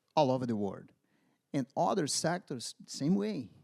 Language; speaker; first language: English; non-native, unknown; Portuguese